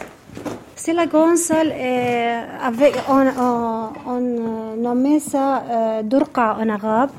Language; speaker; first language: French; non-native, learner; Arabic